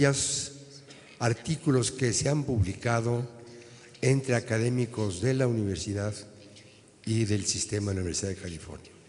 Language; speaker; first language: Spanish; native; Spanish